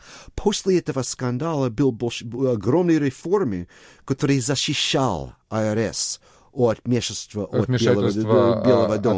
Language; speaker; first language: Russian; non-native, fluent; English